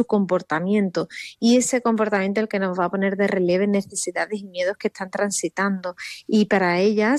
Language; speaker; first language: Spanish; native; Spanish